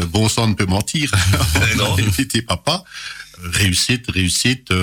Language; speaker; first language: French; native; French